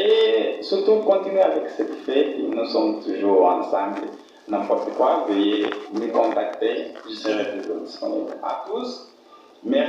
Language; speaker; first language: French; non-native, fluent; Portuguese